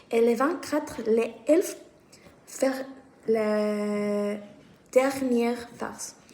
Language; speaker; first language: French; non-native, learner; Spanish